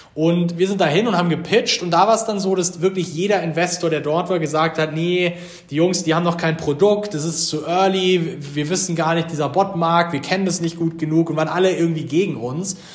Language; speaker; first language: German; native; German